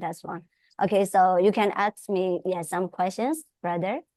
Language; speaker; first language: English; non-native, fluent; Burmese